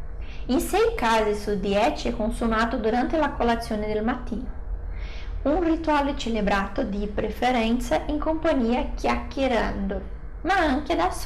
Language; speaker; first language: Italian; non-native, fluent; Portuguese